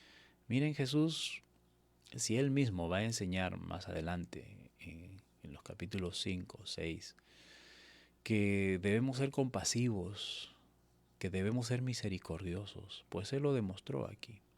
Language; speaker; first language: Spanish; native; Spanish